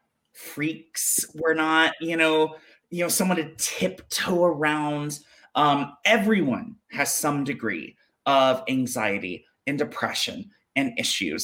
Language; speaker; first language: English; native; English